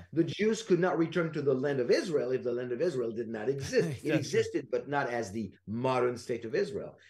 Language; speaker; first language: English; non-native, fluent; French